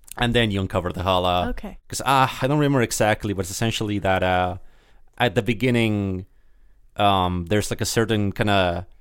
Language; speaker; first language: English; early bilingual, other home language; Spanish